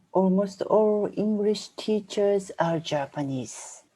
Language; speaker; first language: English; non-native, fluent; Japanese